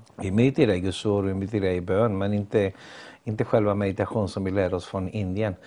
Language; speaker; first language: Swedish; non-native, fluent; Spanish